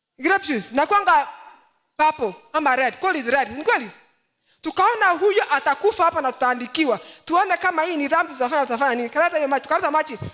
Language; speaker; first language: Swahili; non-native, local second language; Gusii